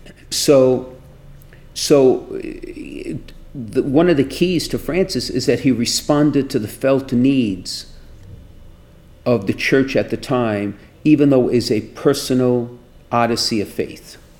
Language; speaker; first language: English; native; English